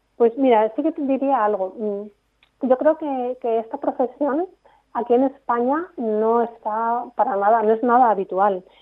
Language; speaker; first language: Spanish; native; Spanish